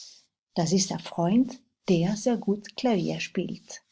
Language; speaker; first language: German; non-native, fluent; French